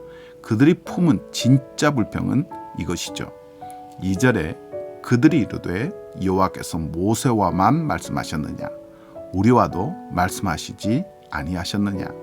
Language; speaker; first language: Korean; native; Korean